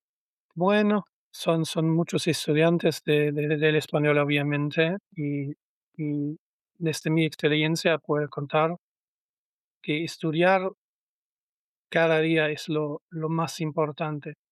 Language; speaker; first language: Spanish; non-native, learner; German